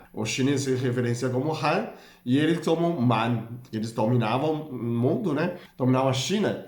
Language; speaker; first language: Portuguese; non-native, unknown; Chinese